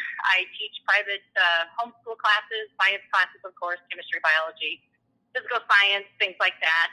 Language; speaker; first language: English; native; English